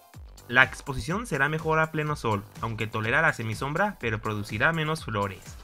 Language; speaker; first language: Spanish; native; Spanish